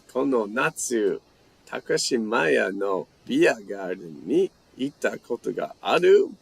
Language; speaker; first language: Japanese; non-native, fluent; English